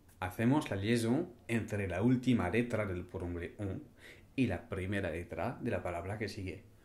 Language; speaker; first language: Spanish; non-native, fluent; French